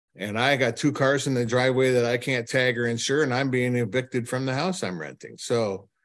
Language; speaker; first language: English; native; English